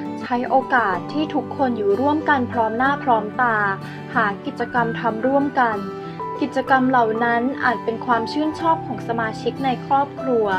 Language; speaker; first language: Thai; native; Thai